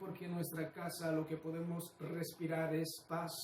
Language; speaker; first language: Spanish; native; Spanish